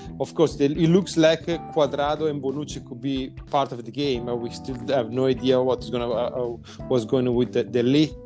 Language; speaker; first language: English; non-native, fluent; Italian